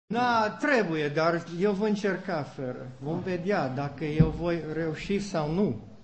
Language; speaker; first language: Romanian; non-native, learner; English